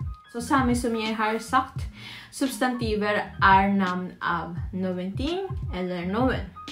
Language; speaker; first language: Norwegian; non-native, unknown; Filipino